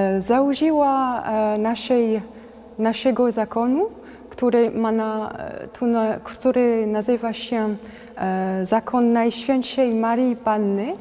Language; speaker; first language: Polish; non-native, learner; French